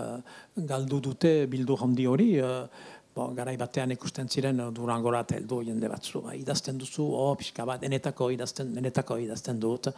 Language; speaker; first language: Basque; native; Basque